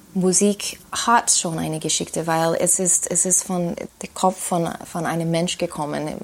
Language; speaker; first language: German; non-native, fluent; English